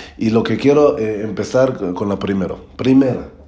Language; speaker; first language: Spanish; non-native, learner; Hebrew